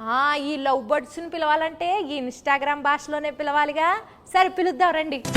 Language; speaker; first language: Telugu; native; Telugu